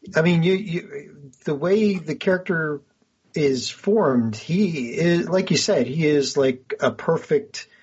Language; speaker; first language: English; native; English